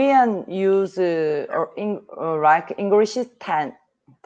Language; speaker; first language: English; non-native, learner; Korean